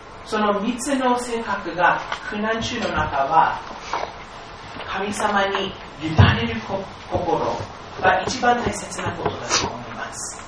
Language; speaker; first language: Japanese; non-native, fluent; English